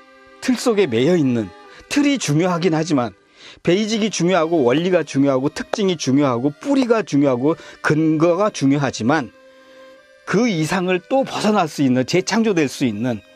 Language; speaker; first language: Korean; native; Korean